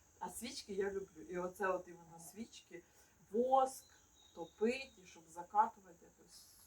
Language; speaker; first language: Ukrainian; native; Ukrainian